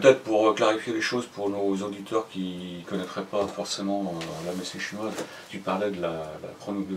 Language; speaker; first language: French; native; French